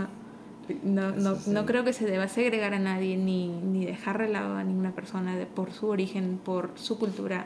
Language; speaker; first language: Spanish; early bilingual, heritage; Spanish